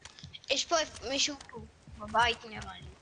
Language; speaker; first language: Hebrew; native; Hebrew